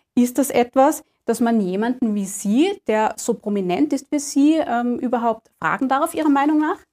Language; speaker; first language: German; native; German